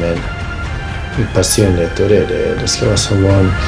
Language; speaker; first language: Swedish; early bilingual, other home language; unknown